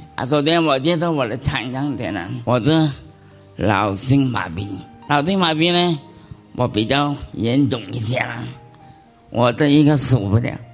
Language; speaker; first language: Chinese; non-native, local second language; Cantonese